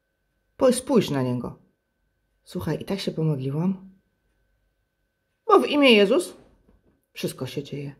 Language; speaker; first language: Polish; native; Polish